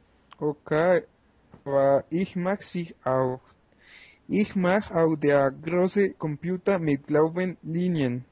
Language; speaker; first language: German; non-native, learner; Spanish